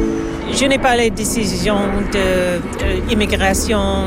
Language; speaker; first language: French; non-native, learner; English